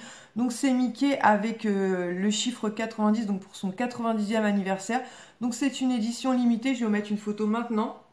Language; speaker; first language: French; native; French